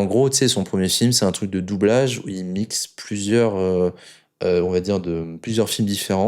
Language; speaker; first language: French; native; French